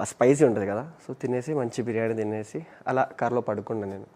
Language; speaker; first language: Telugu; non-native, local second language; Malayalam